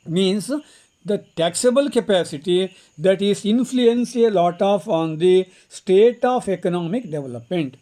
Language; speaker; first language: English; non-native, local second language; Kannada